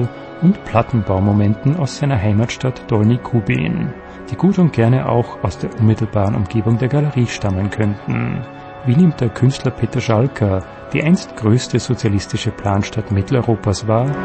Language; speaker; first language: German; native; German